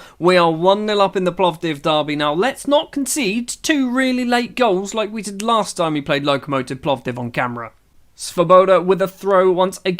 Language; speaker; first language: English; native; English